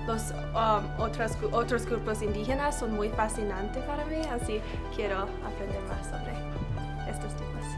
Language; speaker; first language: Spanish; non-native, learner; English